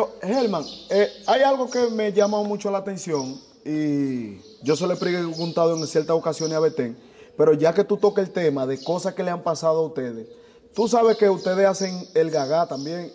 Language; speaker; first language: Spanish; native; Spanish